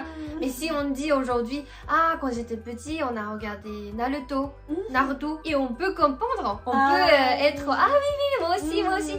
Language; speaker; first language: French; non-native, fluent; Japanese